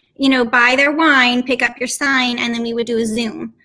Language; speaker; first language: English; native; English